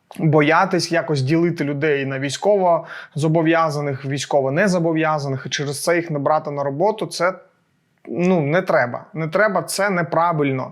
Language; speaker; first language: Ukrainian; non-native, local second language; Russian